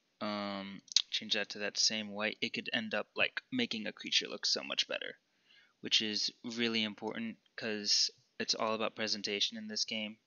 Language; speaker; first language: English; native; English